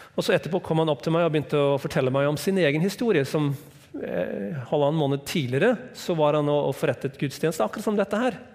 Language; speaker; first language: Norwegian; non-native, fluent; English